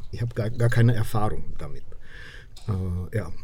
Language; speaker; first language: German; non-native, fluent; Czech